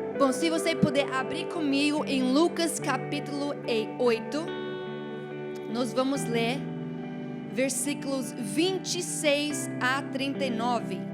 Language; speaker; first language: Portuguese; non-native, fluent; English